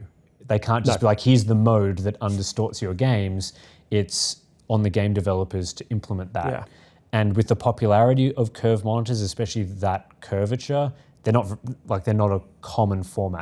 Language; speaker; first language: English; native; English